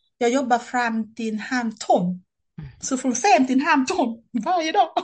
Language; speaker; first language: Swedish; non-native, fluent; Vietnamese